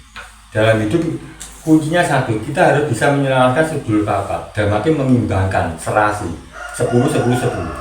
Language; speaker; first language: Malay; non-native, local second language; Javanese